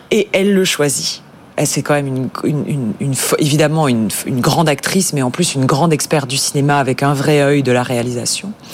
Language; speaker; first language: French; native; French